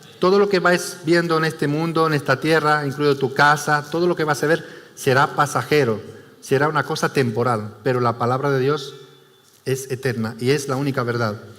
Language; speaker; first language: Spanish; non-native, fluent; Romanian